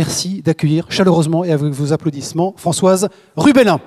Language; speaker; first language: French; native; French